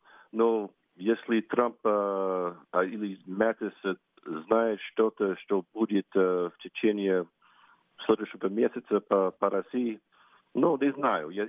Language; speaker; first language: Russian; non-native, fluent; English